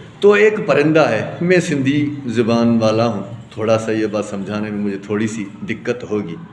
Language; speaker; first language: Urdu; non-native, local second language; Sindhi